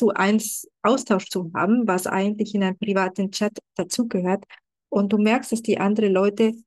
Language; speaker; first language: German; non-native, fluent; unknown